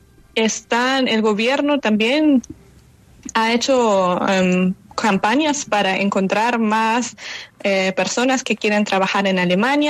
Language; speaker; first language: Spanish; non-native, fluent; German